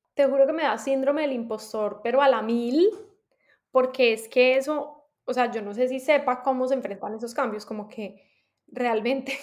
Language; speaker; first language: Spanish; native; Spanish